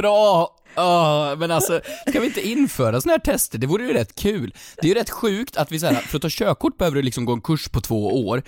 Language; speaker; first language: Swedish; native; Swedish